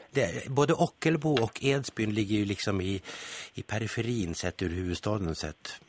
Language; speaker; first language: Swedish; native; Swedish